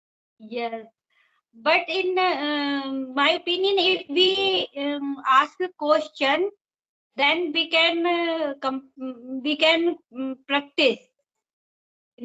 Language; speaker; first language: English; non-native, learner; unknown